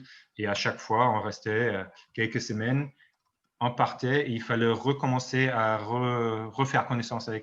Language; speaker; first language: French; non-native, fluent; German